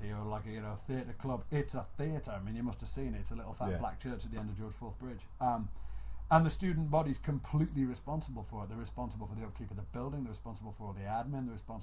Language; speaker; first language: English; native; English